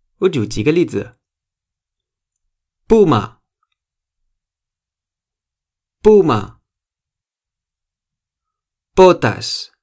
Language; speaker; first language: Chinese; non-native, fluent; Spanish